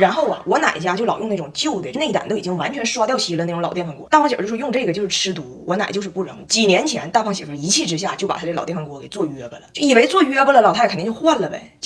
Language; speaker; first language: Chinese; native; Chinese